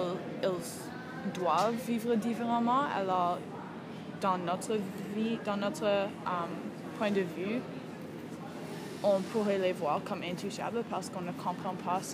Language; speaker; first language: French; non-native, learner; English